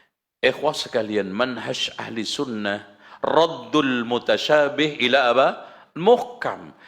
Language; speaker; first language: Indonesian; native; Indonesian